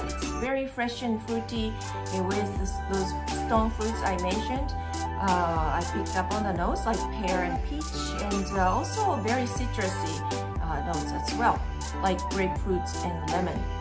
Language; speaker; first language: English; non-native, fluent; Japanese